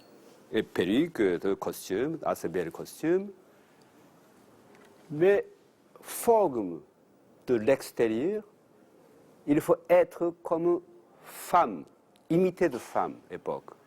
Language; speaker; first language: French; non-native, learner; Japanese